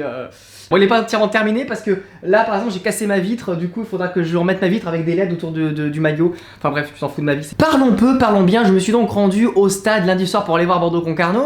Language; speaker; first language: French; native; French